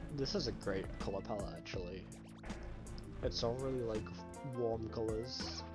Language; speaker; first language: English; native; English